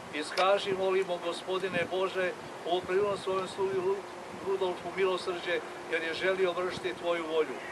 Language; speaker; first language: Croatian; native; Croatian